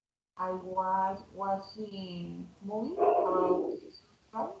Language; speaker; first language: English; non-native, learner; Spanish